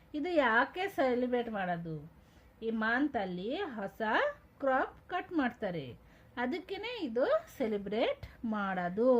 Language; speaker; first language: Kannada; non-native, local second language; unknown